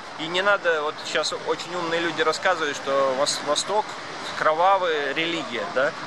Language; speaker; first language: Russian; non-native, local second language; Latvian